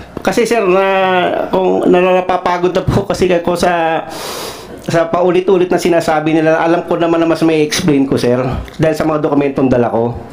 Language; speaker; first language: Filipino; non-native, local second language; Cebuano